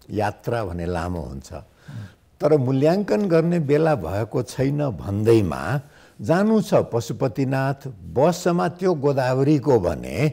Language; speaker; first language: Nepali; non-native, local second language; Maithili